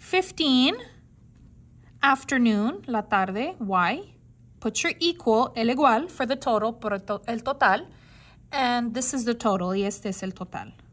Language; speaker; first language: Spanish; non-native, learner; English